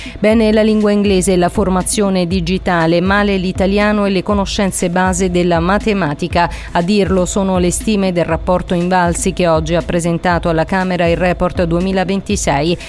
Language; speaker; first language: Italian; native; Italian